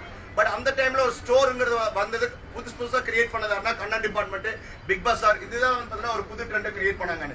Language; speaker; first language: Tamil; native; Tamil